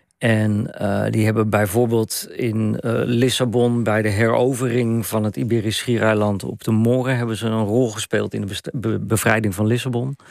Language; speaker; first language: Dutch; native; Dutch